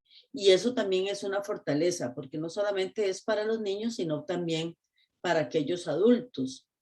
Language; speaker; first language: Spanish; native; Spanish